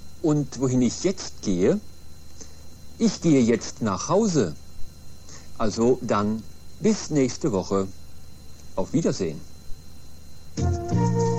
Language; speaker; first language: German; non-native, fluent; Swedish